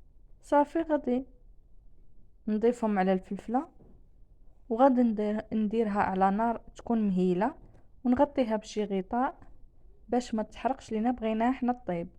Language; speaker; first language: Arabic; native; Arabic